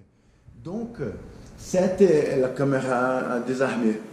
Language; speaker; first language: French; non-native, learner; Portuguese